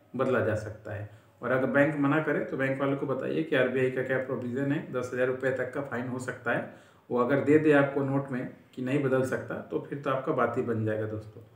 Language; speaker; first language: Hindi; native; Hindi